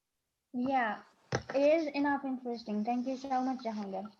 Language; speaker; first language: English; non-native, fluent; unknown